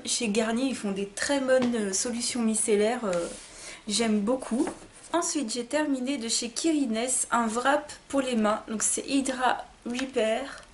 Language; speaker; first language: French; native; French